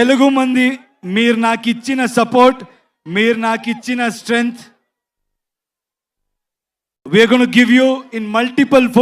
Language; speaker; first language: Telugu; non-native, local second language; Kannada